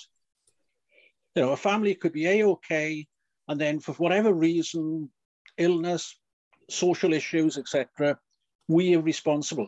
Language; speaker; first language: English; native; English